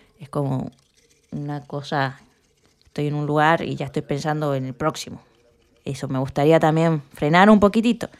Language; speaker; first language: Spanish; native; Spanish